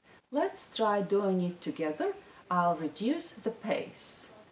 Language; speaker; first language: Latvian; native; Latvian